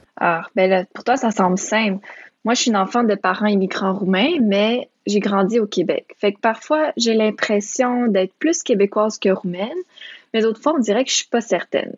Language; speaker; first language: French; early bilingual, other home language; Romanian